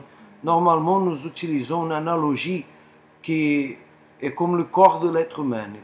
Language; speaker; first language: French; non-native, fluent; Portuguese